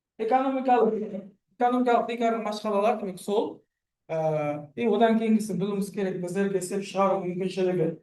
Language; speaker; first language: Uzbek; non-native, local second language; Kara-Kalpak